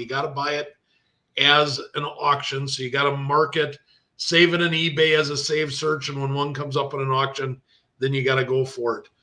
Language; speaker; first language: English; native; English